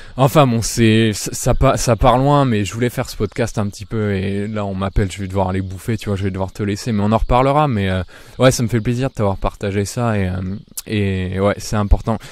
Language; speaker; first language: French; native; French